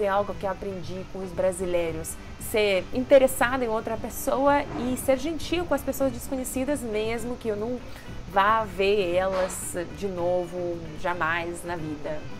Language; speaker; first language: Portuguese; non-native, fluent; Russian